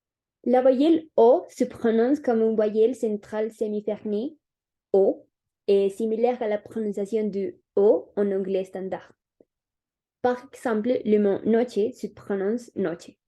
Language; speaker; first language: French; non-native, learner; Spanish